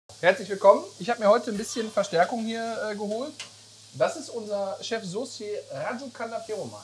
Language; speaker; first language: German; native; German